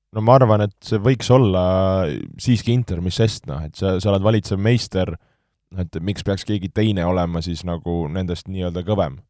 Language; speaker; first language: Estonian; native; Estonian